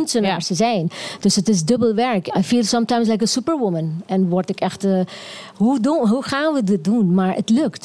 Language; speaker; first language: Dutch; non-native, local second language; Papiamento